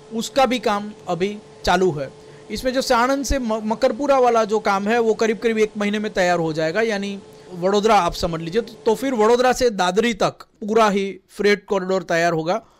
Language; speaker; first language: Hindi; non-native, local second language; Gujarati